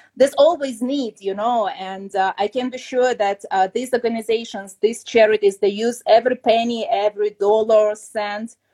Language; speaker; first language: English; non-native, fluent; Ukrainian